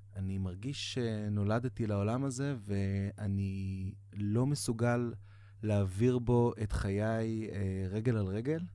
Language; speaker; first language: Hebrew; native; Hebrew